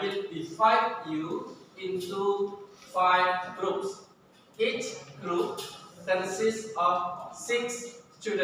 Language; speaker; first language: English; non-native, fluent; Indonesian